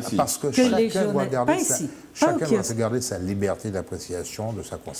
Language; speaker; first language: French; native; French